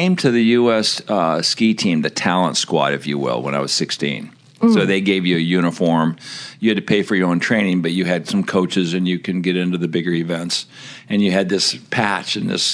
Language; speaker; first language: English; native; English